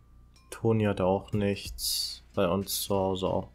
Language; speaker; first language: German; native; German